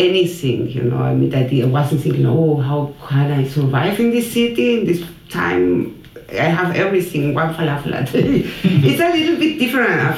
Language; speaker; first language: English; non-native, fluent; Spanish